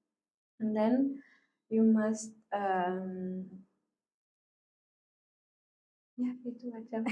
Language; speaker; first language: English; non-native, learner; Malagasy